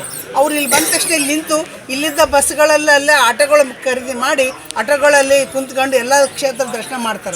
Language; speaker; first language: Kannada; native; Kannada